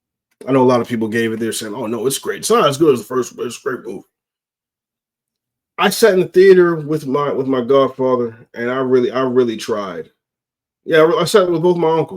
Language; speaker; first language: English; native; English